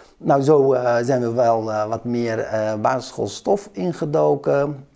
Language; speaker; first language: Dutch; early bilingual, other home language; Kurdish